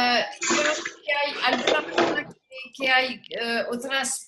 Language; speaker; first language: Spanish; non-native, learner; French